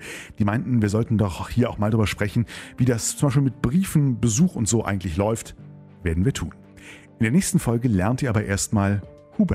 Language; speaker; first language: German; native; German